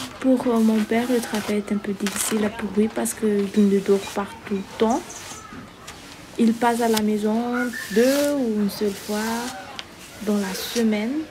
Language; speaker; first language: French; non-native, local second language; Malagasy